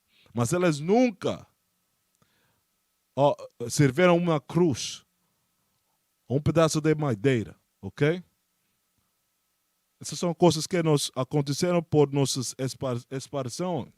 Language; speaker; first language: Portuguese; non-native, fluent; Spanish